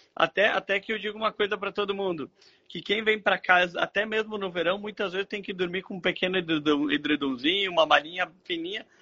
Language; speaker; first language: Portuguese; native; Portuguese